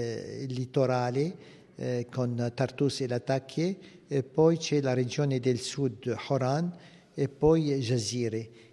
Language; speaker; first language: Italian; non-native, fluent; Arabic